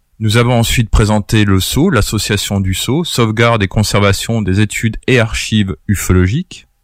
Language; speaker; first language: French; native; French